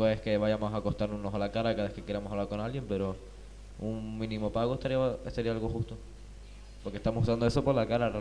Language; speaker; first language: Spanish; native; Spanish